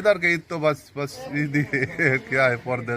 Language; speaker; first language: Hindi; non-native, learner; Bangla